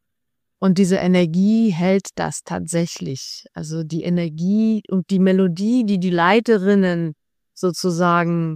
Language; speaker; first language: German; non-native, fluent; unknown